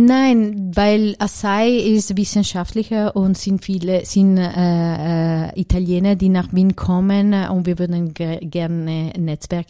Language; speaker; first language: German; non-native, fluent; Italian